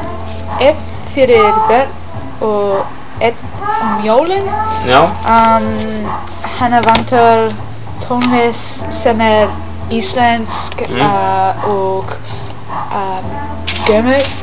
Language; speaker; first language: Icelandic; non-native, learner; English